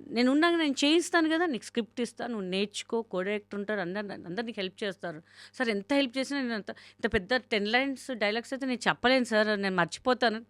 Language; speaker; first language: Telugu; non-native, local second language; Hindi